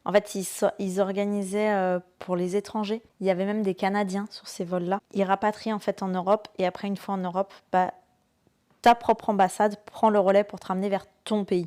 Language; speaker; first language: French; native; French